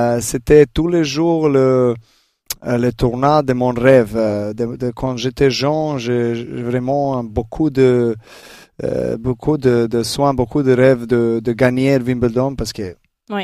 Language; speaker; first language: French; non-native, learner; Serbian